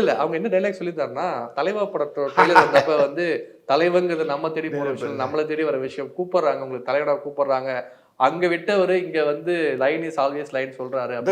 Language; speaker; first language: Tamil; native; Tamil